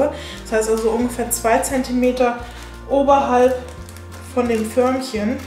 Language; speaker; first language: German; native; German